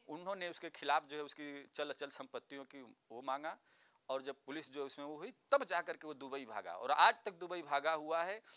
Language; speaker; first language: Hindi; native; Hindi